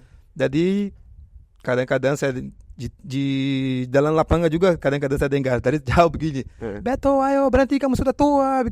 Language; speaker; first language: Indonesian; non-native, fluent; Portuguese